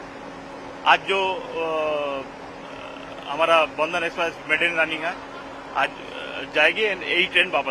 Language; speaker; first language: Hindi; non-native, local second language; Bangla